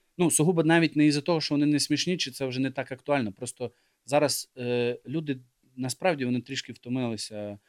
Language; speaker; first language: Ukrainian; native; Ukrainian